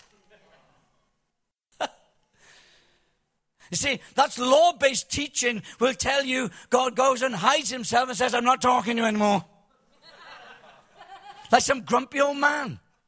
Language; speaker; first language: English; native; English